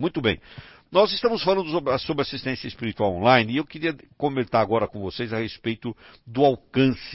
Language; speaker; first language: Portuguese; native; Portuguese